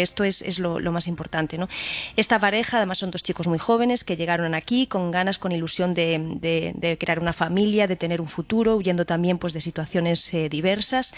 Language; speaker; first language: Spanish; native; Spanish